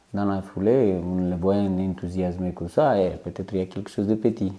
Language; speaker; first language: French; non-native, fluent; Romanian